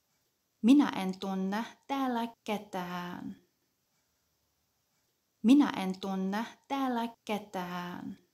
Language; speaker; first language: Finnish; non-native, fluent; German